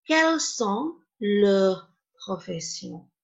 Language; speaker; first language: French; non-native, fluent; Indonesian